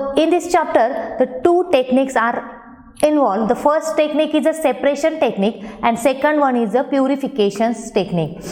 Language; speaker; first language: English; non-native, local second language; Marathi